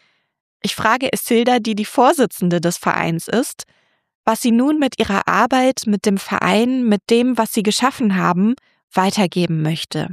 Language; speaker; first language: German; native; German